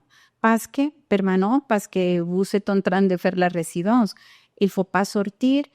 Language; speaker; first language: French; non-native, fluent; Spanish